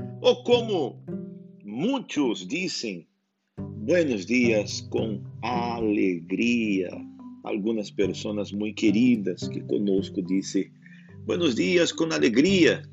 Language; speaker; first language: Portuguese; non-native, learner; Spanish